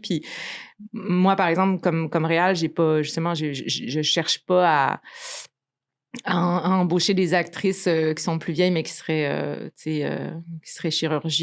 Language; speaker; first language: French; native; French